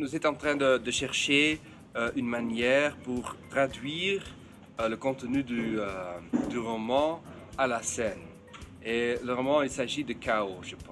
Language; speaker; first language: French; non-native, fluent; Dutch